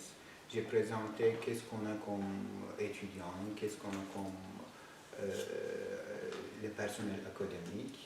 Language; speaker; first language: French; non-native, fluent; Turkish